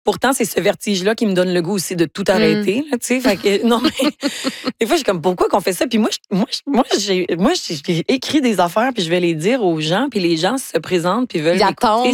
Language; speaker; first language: French; native; French